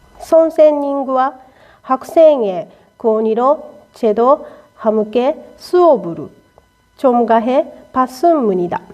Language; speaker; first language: Korean; non-native, learner; Japanese